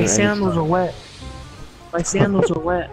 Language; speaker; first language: English; native; English